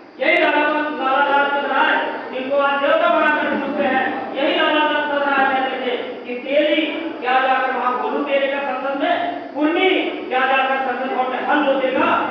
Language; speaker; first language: Hindi; native; Hindi